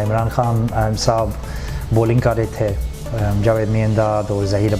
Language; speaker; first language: Hindi; early bilingual, heritage; Hindi